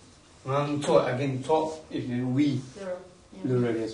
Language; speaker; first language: English; non-native, learner; Tibetan